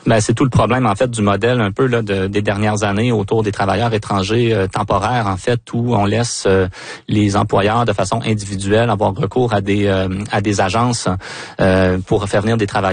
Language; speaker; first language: French; native; French